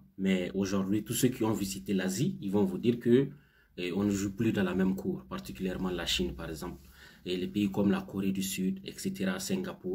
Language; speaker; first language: French; non-native, local second language; Hausa